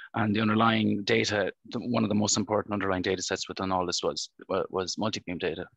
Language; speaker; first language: English; native; English